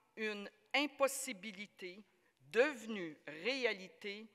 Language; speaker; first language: French; native; French